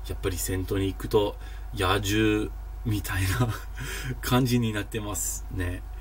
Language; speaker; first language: Japanese; non-native, learner; English